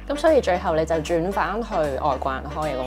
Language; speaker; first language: Chinese; native; Chinese